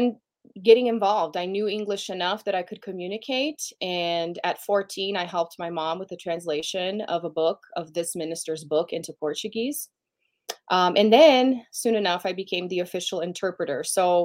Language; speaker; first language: English; non-native, fluent; Portuguese